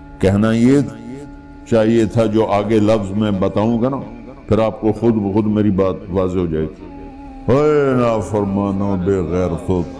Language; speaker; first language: Urdu; non-native, local second language; Punjabi